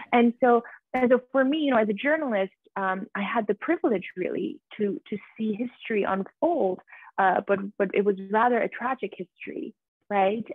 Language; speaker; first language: English; early bilingual, other home language; Persian